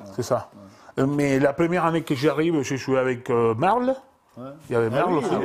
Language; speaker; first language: French; non-native, fluent; Spanish